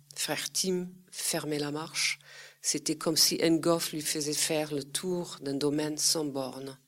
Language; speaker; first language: French; non-native, fluent; German